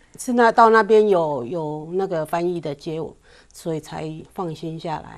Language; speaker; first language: Chinese; native; Chinese